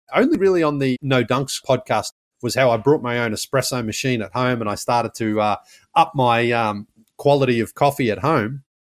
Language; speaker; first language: English; native; English